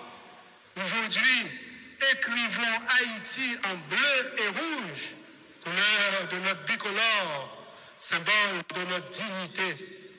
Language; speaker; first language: French; non-native, local second language; Haitian Creole